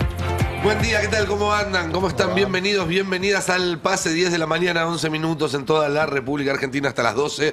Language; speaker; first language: Spanish; native; Spanish